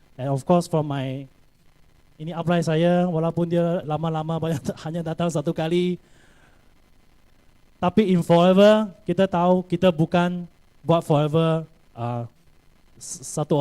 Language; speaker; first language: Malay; non-native, local second language; Chinese